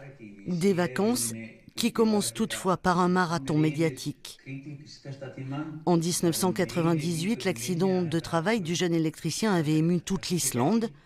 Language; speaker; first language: French; native; French